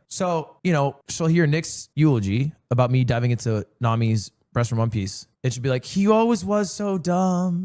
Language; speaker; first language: English; native; English